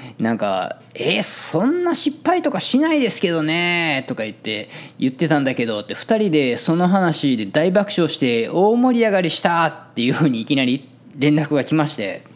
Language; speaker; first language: Japanese; native; Japanese